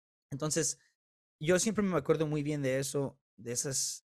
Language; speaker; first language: Spanish; early bilingual, heritage; Spanish